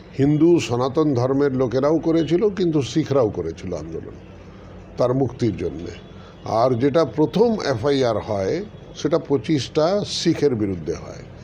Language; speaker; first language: Bangla; non-native, local second language; Punjabi